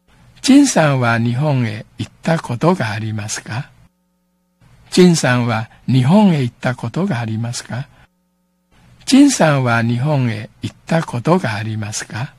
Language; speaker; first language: Japanese; non-native, fluent; Min Nan Chinese